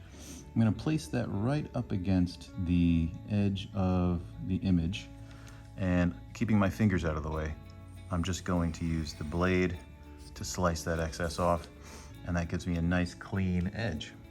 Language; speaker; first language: English; native; English